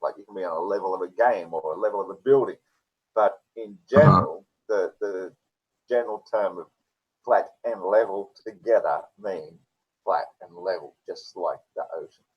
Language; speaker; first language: English; native; English